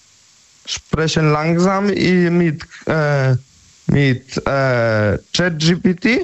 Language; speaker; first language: German; non-native, learner; Polish